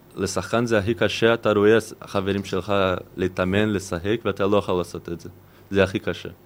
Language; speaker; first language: Hebrew; non-native, fluent; Portuguese